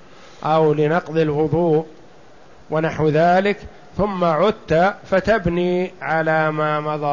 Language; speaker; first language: Arabic; native; Arabic